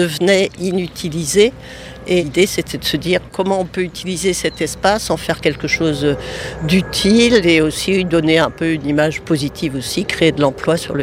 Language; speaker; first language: French; native; French